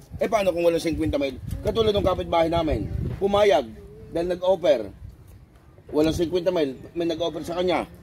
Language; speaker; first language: Filipino; non-native, local second language; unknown